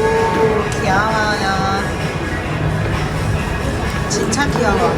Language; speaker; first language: Korean; non-native, learner; Mongolian